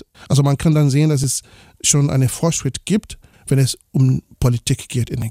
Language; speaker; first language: German; non-native, fluent; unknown